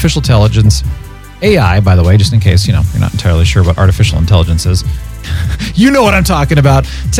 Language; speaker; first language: English; native; English